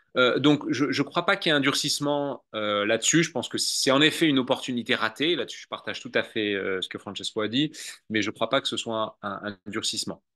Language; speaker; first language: French; native; French